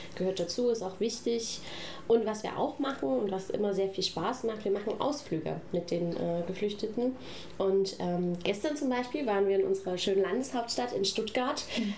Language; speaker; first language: German; native; German